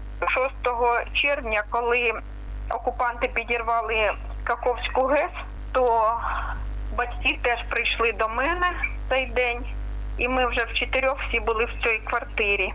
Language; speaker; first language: Ukrainian; non-native, local second language; Russian